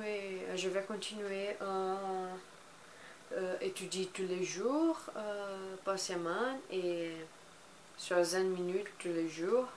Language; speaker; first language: French; non-native, learner; Portuguese